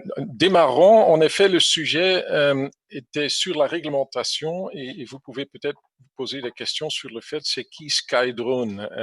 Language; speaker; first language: French; non-native, fluent; English